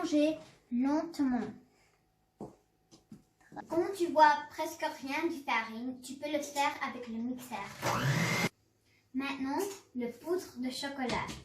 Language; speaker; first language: French; non-native, learner; English